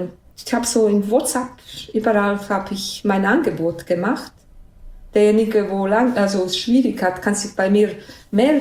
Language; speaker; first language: German; non-native, fluent; Bosnian